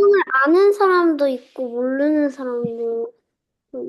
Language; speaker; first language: Korean; early bilingual, heritage; Korean